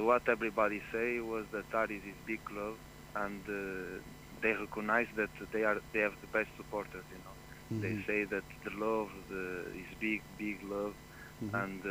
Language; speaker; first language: English; non-native, fluent; Portuguese